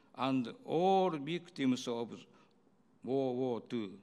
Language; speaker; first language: English; non-native, learner; Japanese